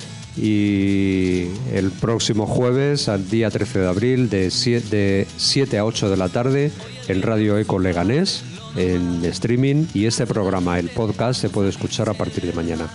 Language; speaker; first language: Spanish; native; Spanish